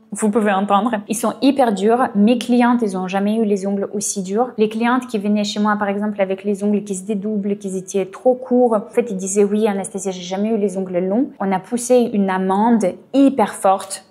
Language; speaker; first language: French; non-native, fluent; Russian